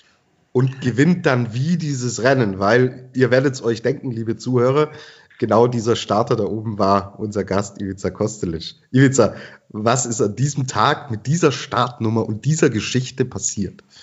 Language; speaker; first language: German; native; German